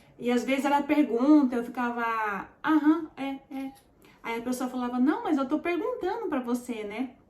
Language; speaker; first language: Portuguese; early bilingual, heritage; Portuguese